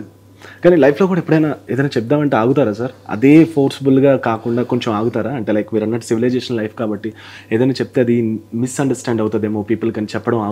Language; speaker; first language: Telugu; native; Telugu